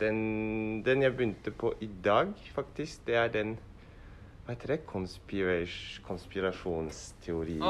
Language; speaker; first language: Norwegian; non-native, learner; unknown